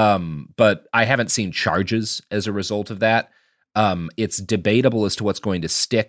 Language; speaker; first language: English; native; English